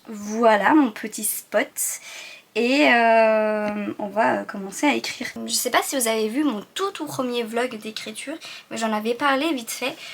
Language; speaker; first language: French; early bilingual, other home language; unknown